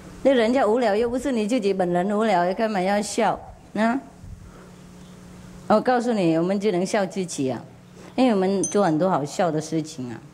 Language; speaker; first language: Chinese; non-native, fluent; Vietnamese